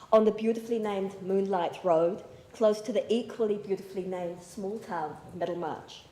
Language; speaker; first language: English; native; English